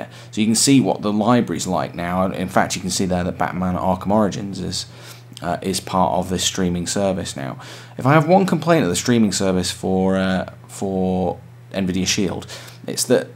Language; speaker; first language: English; native; English